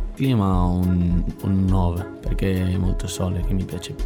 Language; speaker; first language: Italian; non-native, learner; Spanish